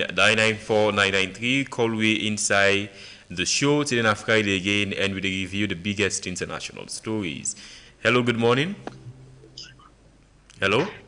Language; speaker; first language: English; non-native, local second language; Krio